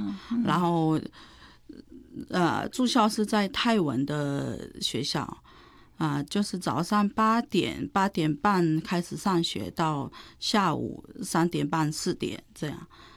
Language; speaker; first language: Chinese; non-native, fluent; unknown